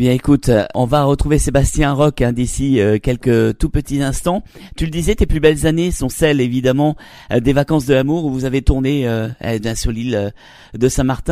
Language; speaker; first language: French; native; French